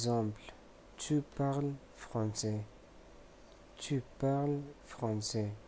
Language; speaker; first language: French; non-native, fluent; Pashto